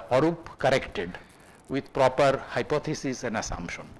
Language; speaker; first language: English; non-native, local second language; Bangla